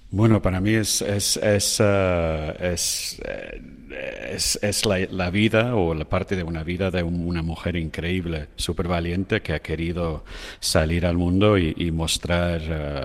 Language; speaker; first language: Spanish; non-native, fluent; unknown